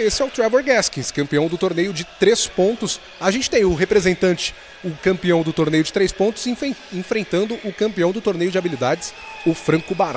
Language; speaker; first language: Portuguese; native; Portuguese